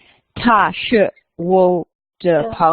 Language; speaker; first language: Chinese; non-native, learner; English